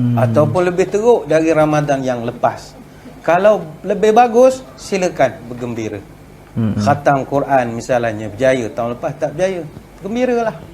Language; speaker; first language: Malay; native; Malay